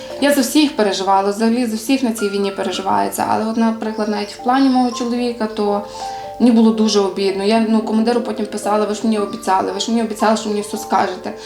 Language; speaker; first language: Ukrainian; native; Ukrainian